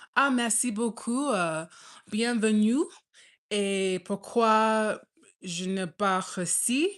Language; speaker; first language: French; non-native, learner; English